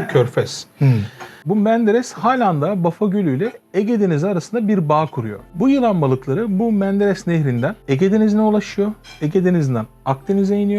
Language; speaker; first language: Turkish; native; Turkish